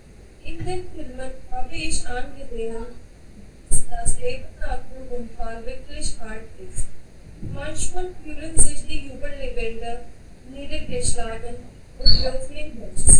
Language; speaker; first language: German; non-native, learner; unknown